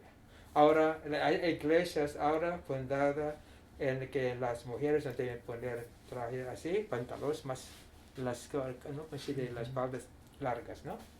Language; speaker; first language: Spanish; non-native, fluent; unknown